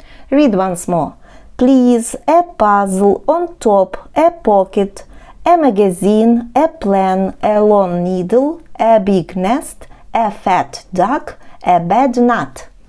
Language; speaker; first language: English; non-native, fluent; Ukrainian